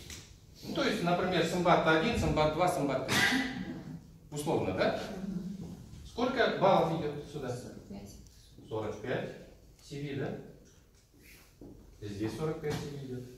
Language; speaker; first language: Russian; non-native, local second language; Kazakh